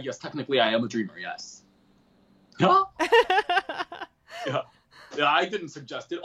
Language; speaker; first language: English; early bilingual, other home language; Korean